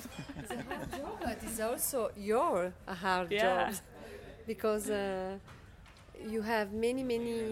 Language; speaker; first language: English; non-native, learner; Italian